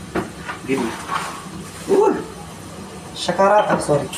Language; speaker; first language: English; non-native, learner; Arabic